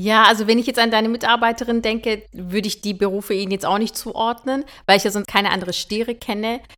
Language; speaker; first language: German; early bilingual, other home language; Turkish